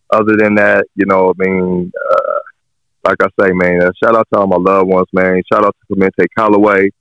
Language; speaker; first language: English; native; English